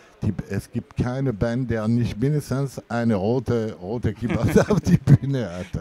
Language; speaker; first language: German; non-native, fluent; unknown